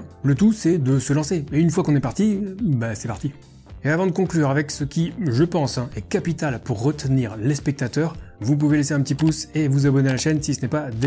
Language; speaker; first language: French; native; French